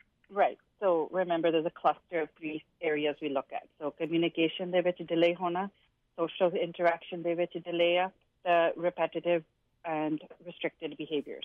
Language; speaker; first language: English; early bilingual, other home language; Punjabi